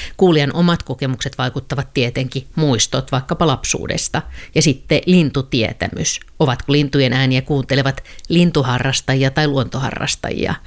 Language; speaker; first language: Finnish; native; Finnish